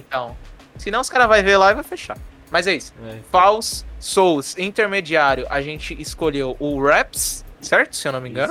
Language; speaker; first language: Portuguese; native; Portuguese